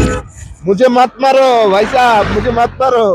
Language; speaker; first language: Hindi; non-native, learner; Bangla